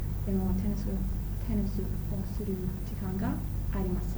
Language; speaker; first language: Japanese; non-native, learner; English